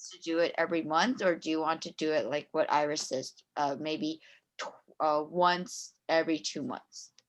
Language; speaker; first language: English; non-native, fluent; Chinese